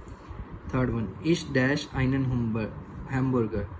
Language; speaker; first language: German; non-native, learner; Hindi